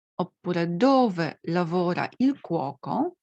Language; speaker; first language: Italian; non-native, fluent; Polish